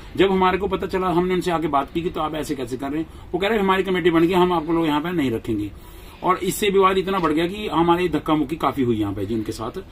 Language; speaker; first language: Hindi; non-native, local second language; Punjabi